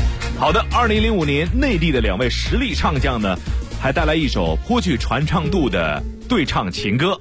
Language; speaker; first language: Chinese; native; Chinese